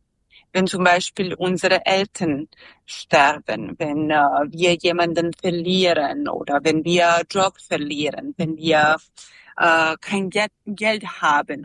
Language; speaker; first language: German; non-native, learner; Serbian